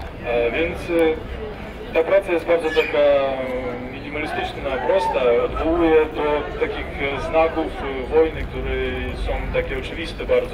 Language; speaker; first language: Polish; non-native, fluent; Ukrainian